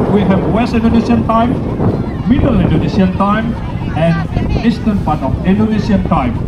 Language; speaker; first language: English; non-native, learner; Indonesian